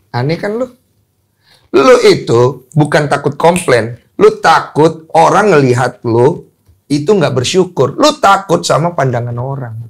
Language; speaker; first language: Indonesian; native; Indonesian